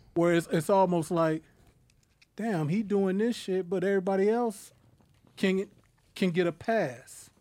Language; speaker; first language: English; native; English